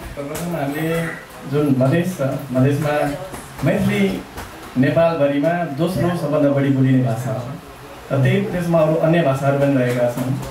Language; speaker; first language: Nepali; non-native, local second language; Maithili